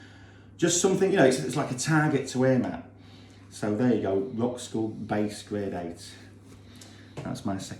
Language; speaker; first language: English; native; English